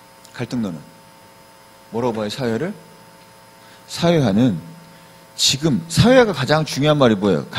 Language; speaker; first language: Korean; native; Korean